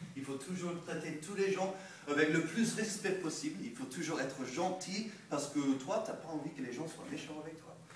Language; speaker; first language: French; non-native, fluent; English